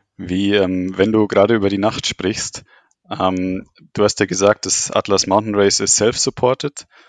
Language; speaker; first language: German; native; German